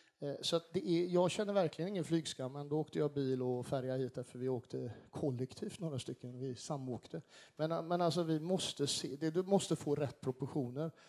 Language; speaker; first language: Swedish; native; Swedish